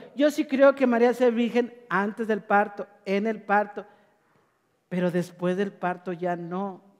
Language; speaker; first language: Spanish; native; Spanish